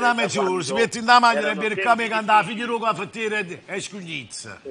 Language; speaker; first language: Italian; native; Italian